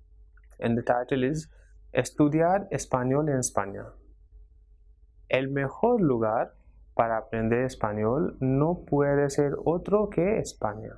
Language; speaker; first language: Spanish; non-native, fluent; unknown